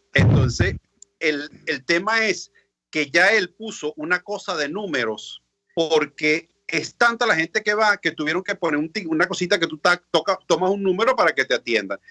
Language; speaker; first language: Spanish; native; Spanish